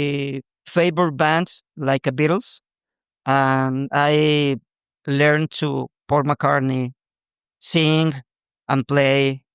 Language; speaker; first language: English; non-native, local second language; Spanish